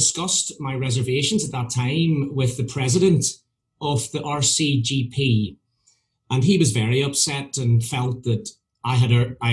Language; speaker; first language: English; native; English